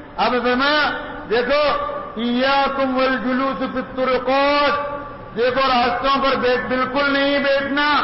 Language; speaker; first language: Urdu; non-native, local second language; Konkani